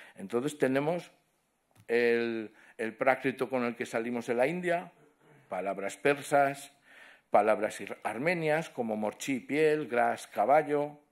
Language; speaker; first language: Spanish; non-native, local second language; Catalan